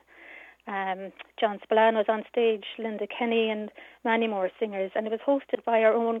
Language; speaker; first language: English; native; English